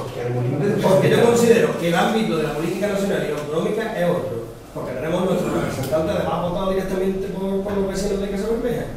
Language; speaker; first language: Spanish; native; Spanish